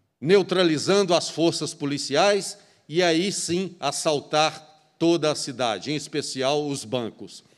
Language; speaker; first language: Portuguese; native; Portuguese